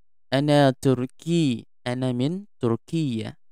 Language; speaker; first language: Arabic; non-native, fluent; Indonesian